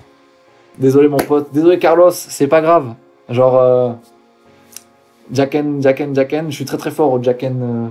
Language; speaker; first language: French; native; French